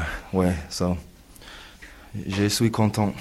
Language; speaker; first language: French; non-native, learner; English